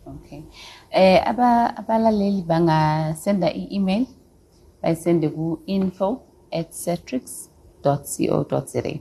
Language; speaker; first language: Xhosa; non-native, local second language; Zulu